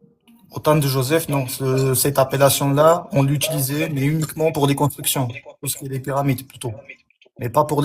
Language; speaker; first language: French; native; French